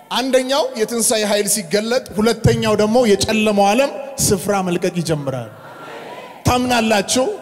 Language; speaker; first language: Amharic; native; Amharic